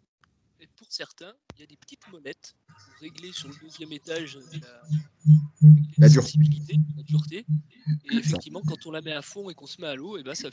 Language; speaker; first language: French; native; French